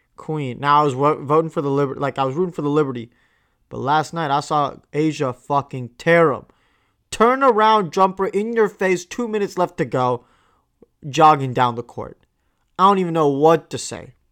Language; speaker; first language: English; non-native, local second language; Tamil